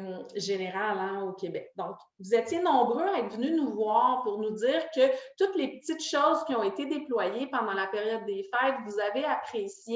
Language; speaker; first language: French; native; French